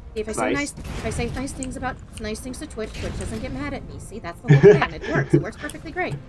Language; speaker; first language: English; native; English